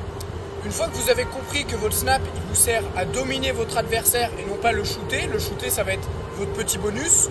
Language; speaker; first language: French; native; French